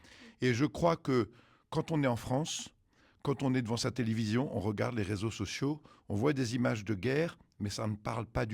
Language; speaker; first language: French; native; French